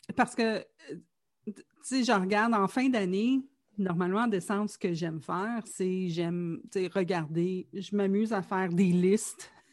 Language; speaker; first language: French; native; French